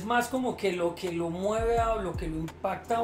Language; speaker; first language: Spanish; native; Spanish